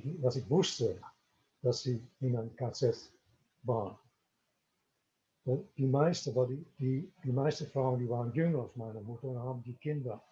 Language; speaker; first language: German; non-native, fluent; Dutch